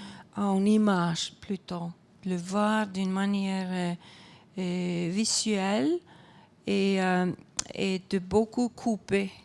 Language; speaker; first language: French; non-native, fluent; Icelandic